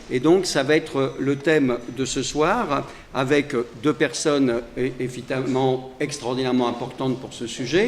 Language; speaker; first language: French; native; French